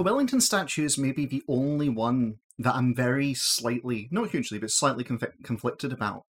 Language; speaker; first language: English; native; English